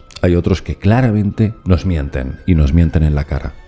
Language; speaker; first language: Spanish; native; Spanish